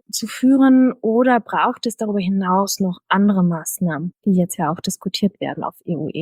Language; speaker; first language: German; native; German